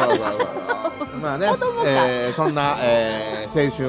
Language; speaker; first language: Japanese; native; Japanese